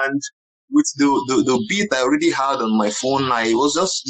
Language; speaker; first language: English; non-native, local second language; Igbo